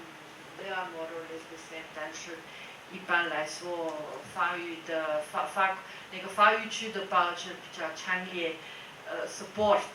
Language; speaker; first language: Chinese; non-native, fluent; Dutch